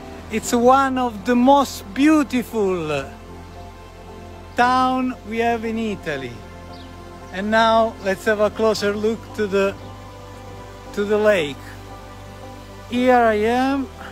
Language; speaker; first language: English; non-native, fluent; Italian